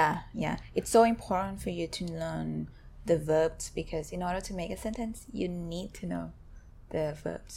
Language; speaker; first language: English; non-native, fluent; Thai